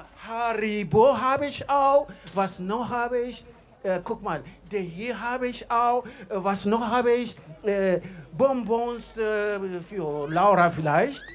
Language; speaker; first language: German; non-native, fluent; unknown